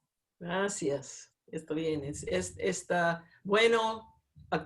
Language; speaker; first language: Spanish; non-native, learner; English